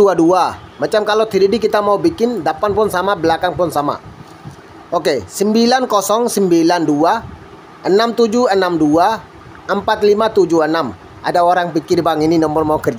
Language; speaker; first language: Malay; non-native, learner; Bangla